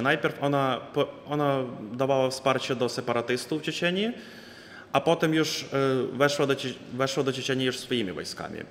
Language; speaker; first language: Polish; non-native, fluent; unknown